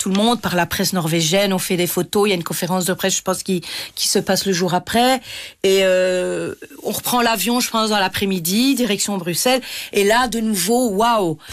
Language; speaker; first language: French; native; French